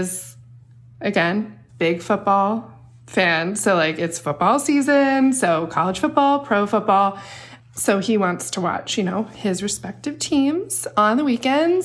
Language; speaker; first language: English; native; English